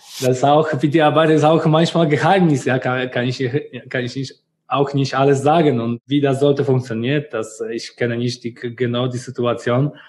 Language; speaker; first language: German; non-native, learner; Polish